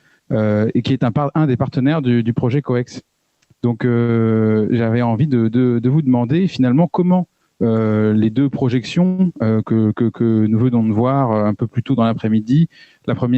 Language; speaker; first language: French; native; French